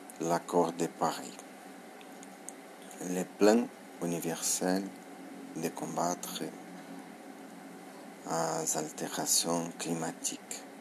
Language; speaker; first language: French; non-native, learner; Portuguese